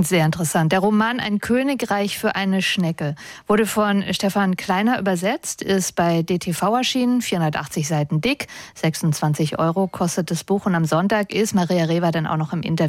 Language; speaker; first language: German; native; German